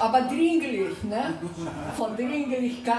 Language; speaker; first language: German; non-native, fluent; Portuguese